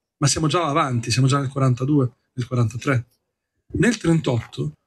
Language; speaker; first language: Italian; native; Italian